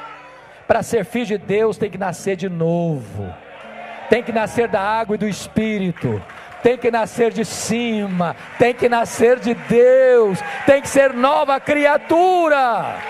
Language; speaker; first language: Portuguese; native; Portuguese